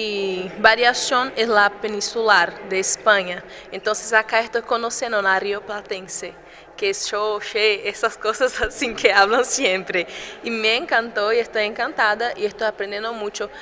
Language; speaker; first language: Spanish; non-native, fluent; Portuguese